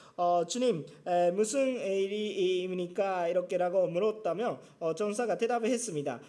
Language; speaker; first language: Korean; non-native, fluent; Japanese